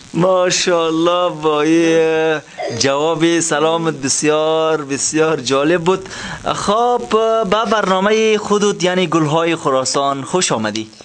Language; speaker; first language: Persian; native; Persian